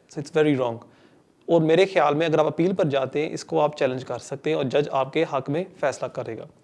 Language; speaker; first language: Urdu; non-native, local second language; Punjabi